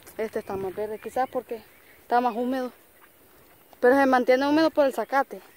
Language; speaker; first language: Spanish; native; Spanish